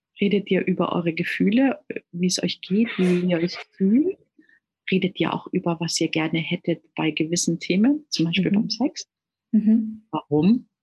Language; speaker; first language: German; native; German